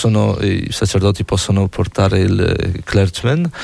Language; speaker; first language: Italian; non-native, fluent; Polish